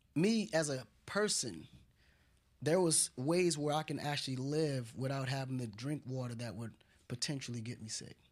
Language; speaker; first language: English; non-native, fluent; Wolof